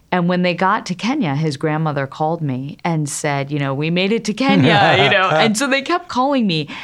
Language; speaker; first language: English; native; English